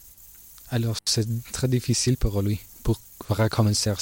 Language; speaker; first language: French; non-native, learner; Spanish